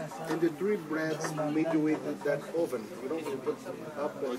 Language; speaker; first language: English; non-native, learner; Portuguese